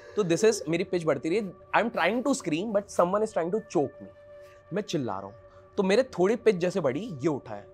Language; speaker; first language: Hindi; non-native, local second language; Odia